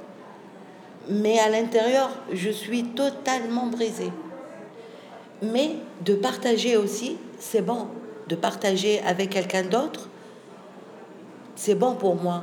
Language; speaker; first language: French; non-native, local second language; Arabic